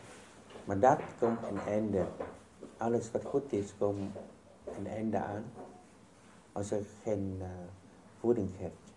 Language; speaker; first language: Dutch; non-native, fluent; Vietnamese